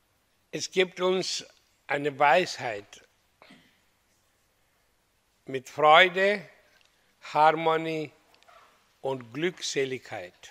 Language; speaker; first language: German; non-native, fluent; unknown